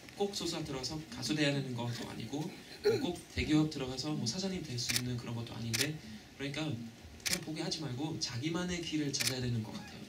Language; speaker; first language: Korean; non-native, fluent; German